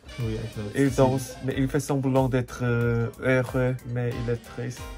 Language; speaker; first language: French; non-native, learner; Korean